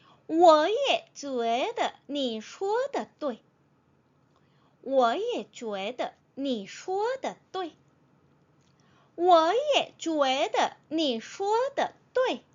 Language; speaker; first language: Chinese; non-native, fluent; Korean